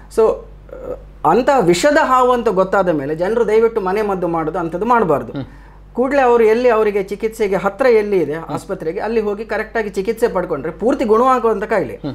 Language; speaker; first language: Kannada; non-native, local second language; Tulu